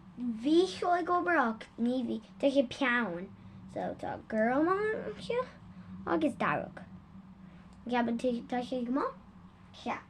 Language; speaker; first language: Irish; non-native, learner; English